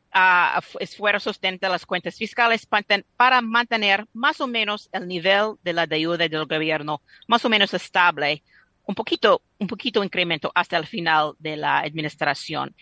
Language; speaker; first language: Spanish; non-native, fluent; English